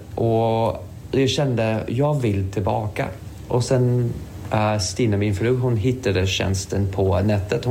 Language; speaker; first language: Swedish; non-native, fluent; English